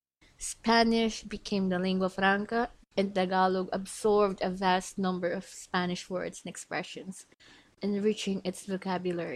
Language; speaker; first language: English; non-native, local second language; Filipino